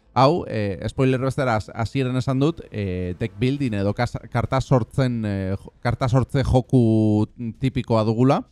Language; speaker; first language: Basque; non-native, local second language; Spanish